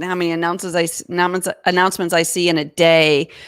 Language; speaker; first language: English; native; English